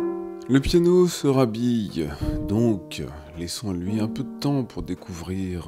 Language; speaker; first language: French; native; French